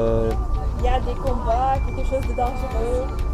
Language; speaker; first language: French; non-native, learner; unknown